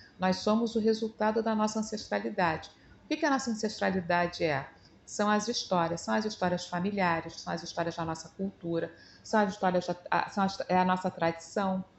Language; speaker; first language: Portuguese; native; Portuguese